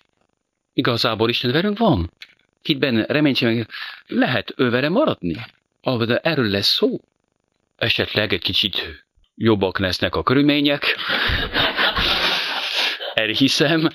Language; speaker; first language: Hungarian; non-native, fluent; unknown